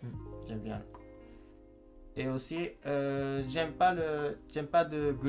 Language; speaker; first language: French; non-native, learner; Japanese